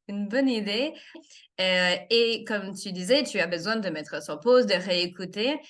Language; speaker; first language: French; non-native, fluent; English